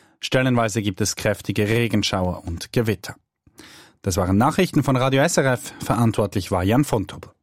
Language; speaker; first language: German; native; German